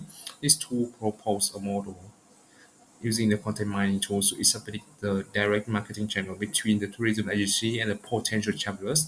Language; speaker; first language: English; non-native, learner; Vietnamese